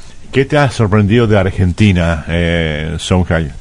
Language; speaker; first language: Spanish; native; Spanish